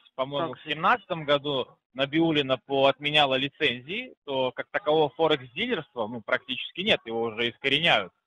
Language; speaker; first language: Russian; native; Russian